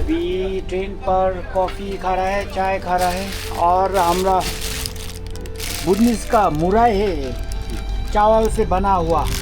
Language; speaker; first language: Hindi; non-native, fluent; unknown